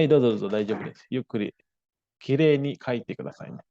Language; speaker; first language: Japanese; non-native, fluent; Indonesian